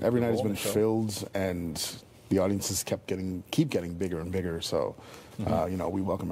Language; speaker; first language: English; native; English